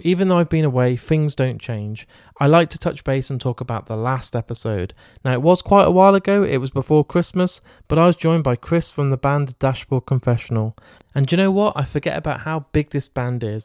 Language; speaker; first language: English; native; English